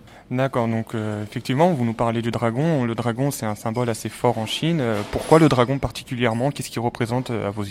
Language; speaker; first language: French; native; French